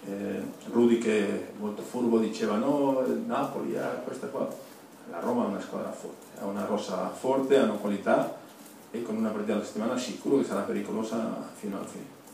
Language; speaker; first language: Italian; non-native, fluent; Spanish